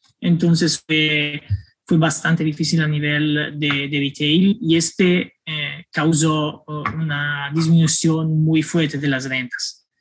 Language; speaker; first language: Spanish; non-native, fluent; Italian